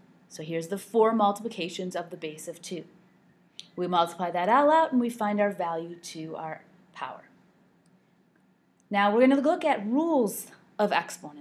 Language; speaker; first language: English; native; English